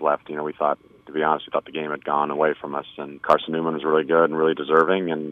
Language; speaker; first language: English; native; English